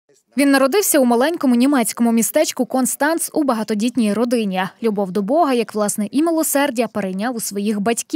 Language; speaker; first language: Ukrainian; native; Ukrainian